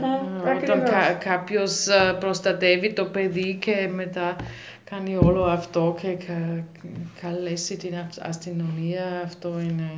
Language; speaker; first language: Greek; non-native, learner; German